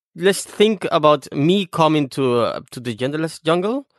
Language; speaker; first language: English; non-native, fluent; Spanish